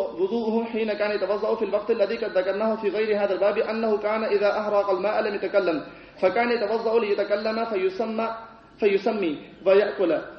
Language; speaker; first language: Arabic; non-native, fluent; Urdu